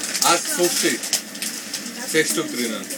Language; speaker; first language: German; non-native, local second language; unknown